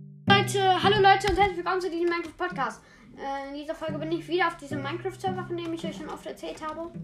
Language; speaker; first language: German; native; German